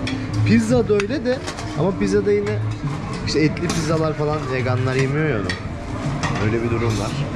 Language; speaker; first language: Turkish; native; Turkish